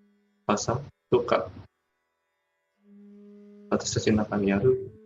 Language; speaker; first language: Japanese; non-native, fluent; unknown